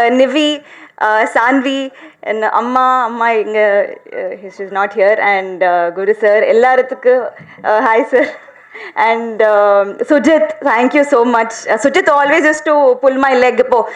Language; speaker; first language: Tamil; non-native, learner; Telugu